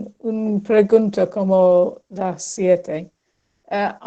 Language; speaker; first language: Spanish; non-native, learner; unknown